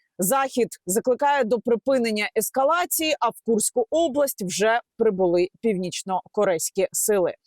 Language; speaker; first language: Ukrainian; native; Ukrainian